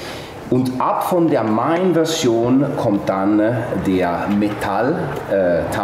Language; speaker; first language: German; non-native, fluent; Italian